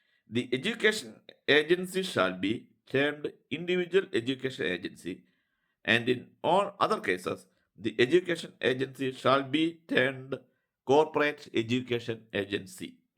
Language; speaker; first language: English; non-native, local second language; Malayalam